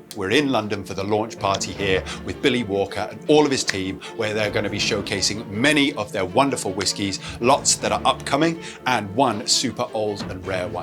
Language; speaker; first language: English; native; English